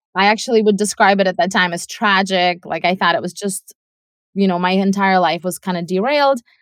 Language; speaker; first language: English; non-native, fluent; Russian